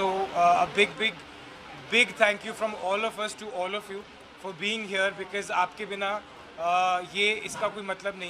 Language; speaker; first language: Hindi; native; Hindi